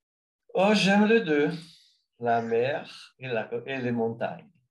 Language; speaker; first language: French; non-native, learner; Portuguese